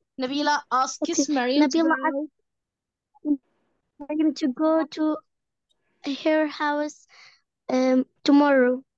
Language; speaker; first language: English; non-native, learner; Arabic